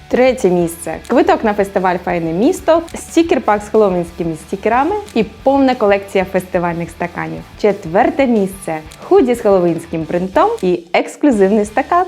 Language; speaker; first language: Ukrainian; native; Ukrainian